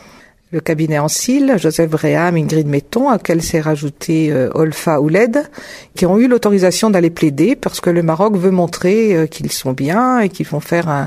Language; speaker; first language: French; native; French